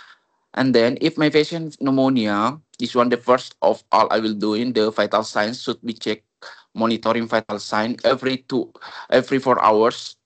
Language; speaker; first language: English; non-native, learner; Indonesian